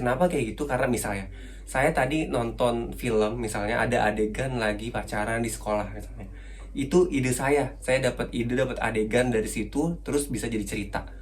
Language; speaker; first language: Indonesian; native; Indonesian